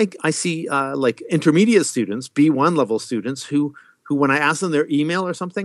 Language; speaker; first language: English; native; English